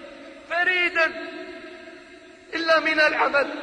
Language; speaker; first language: Arabic; native; Arabic